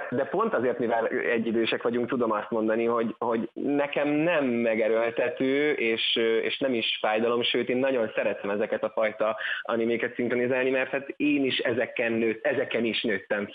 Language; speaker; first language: Hungarian; native; Hungarian